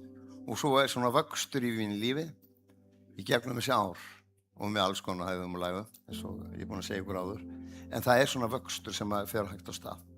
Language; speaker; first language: Icelandic; native; Icelandic